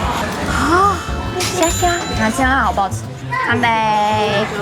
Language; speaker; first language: Chinese; native; Chinese